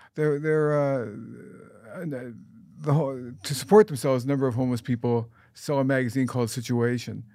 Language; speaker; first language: English; native; English